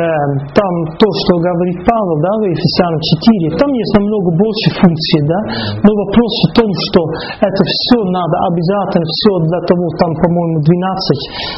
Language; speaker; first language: Russian; non-native, fluent; Dutch